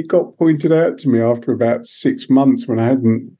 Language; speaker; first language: English; native; English